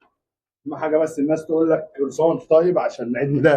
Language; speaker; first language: Arabic; native; Arabic